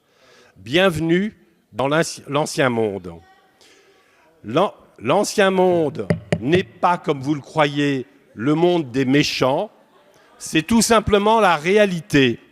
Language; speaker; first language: French; native; French